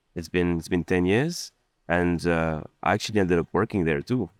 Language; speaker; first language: English; non-native, fluent; Arabic